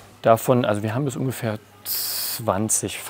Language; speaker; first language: German; native; German